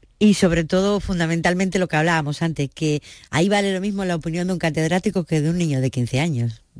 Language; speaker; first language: Spanish; native; Spanish